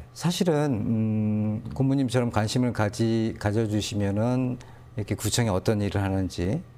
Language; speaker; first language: Korean; native; Korean